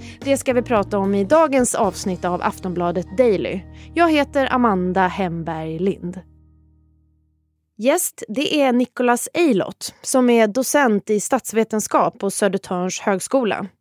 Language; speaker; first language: Swedish; native; Swedish